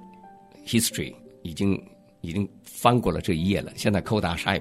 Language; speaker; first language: Chinese; native; Chinese